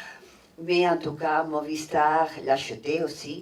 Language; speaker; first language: French; non-native, fluent; Catalan